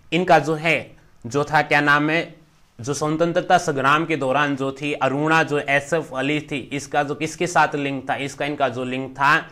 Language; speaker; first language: Hindi; native; Hindi